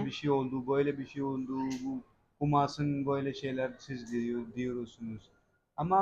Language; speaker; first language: Turkish; non-native, learner; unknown